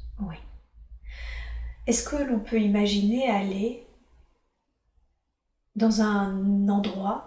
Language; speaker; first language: French; native; French